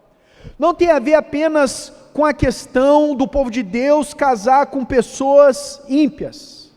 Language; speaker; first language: Portuguese; native; Portuguese